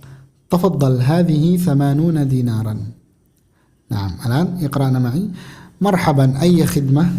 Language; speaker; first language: Arabic; non-native, fluent; Indonesian